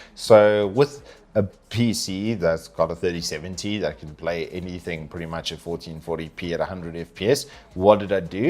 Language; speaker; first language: English; native; English